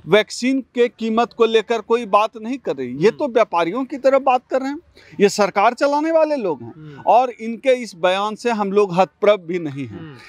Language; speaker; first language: Hindi; native; Hindi